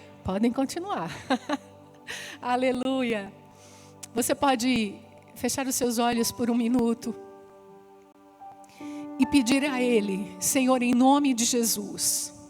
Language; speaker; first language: Portuguese; native; Portuguese